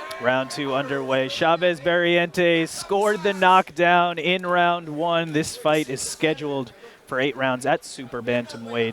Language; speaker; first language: English; native; English